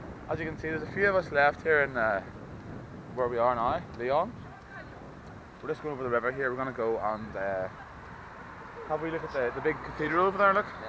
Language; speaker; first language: English; native; English